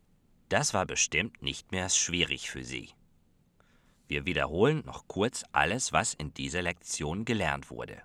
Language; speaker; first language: German; non-native, fluent; Dutch